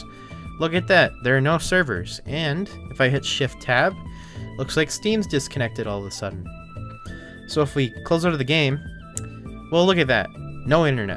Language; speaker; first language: English; native; English